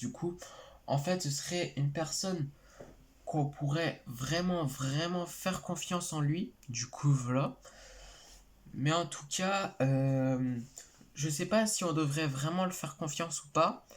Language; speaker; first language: French; native; French